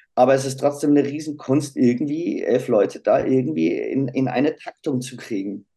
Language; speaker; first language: German; native; German